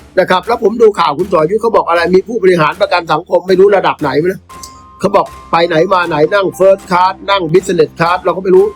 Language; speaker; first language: Thai; native; Thai